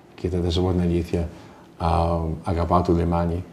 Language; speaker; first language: Greek; early bilingual, heritage; Greek